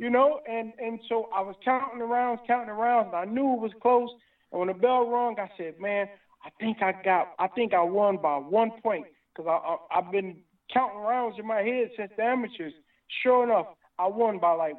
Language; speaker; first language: English; native; English